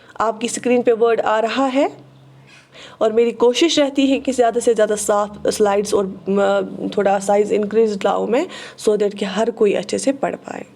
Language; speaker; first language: Urdu; non-native, local second language; Kashmiri